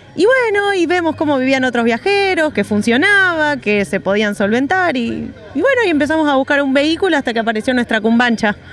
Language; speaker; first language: Spanish; native; Spanish